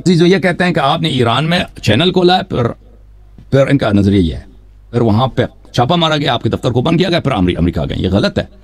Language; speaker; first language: Urdu; non-native, fluent; Persian